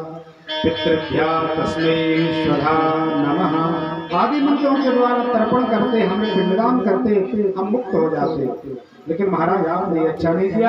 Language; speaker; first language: Hindi; native; Hindi